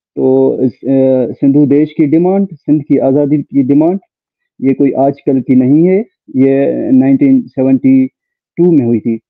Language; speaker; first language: Urdu; non-native, local second language; Sindhi